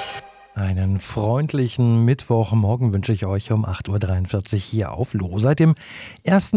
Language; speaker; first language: German; native; German